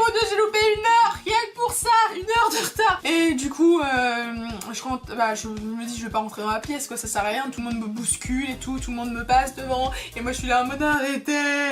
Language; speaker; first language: French; native; French